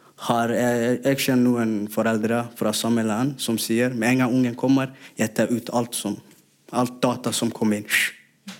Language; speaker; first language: Norwegian; non-native, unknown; Somali